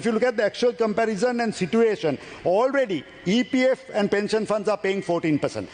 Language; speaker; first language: English; non-native, local second language; Sinhala